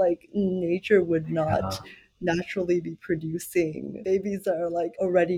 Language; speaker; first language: English; native; English